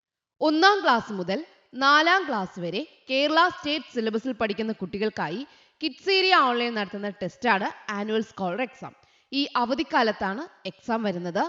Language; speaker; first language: Malayalam; native; Malayalam